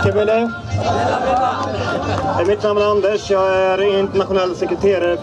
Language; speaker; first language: Swedish; native; Swedish